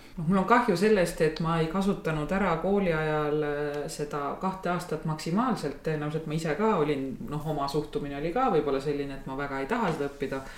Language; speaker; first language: Estonian; native; Estonian